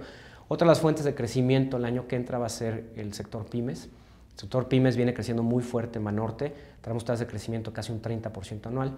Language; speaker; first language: Spanish; native; Spanish